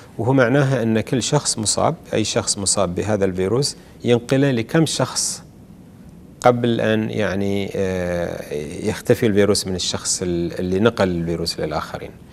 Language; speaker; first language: Arabic; native; Arabic